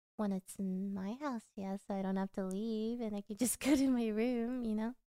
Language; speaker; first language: English; early bilingual, other home language; Korean